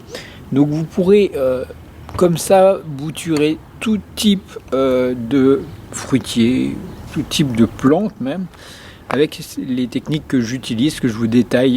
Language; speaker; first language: French; native; French